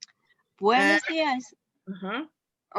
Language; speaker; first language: Spanish; non-native, learner; English